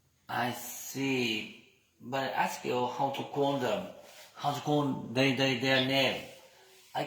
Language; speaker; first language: English; non-native, learner; Vietnamese